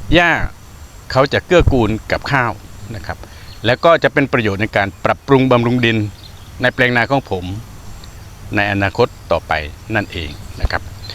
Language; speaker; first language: Thai; non-native, local second language; Khmer